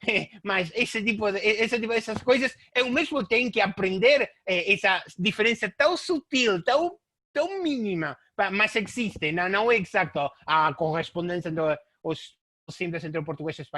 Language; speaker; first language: Portuguese; non-native, fluent; Spanish